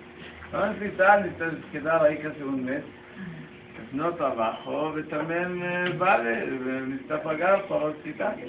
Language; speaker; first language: Portuguese; non-native, learner; Spanish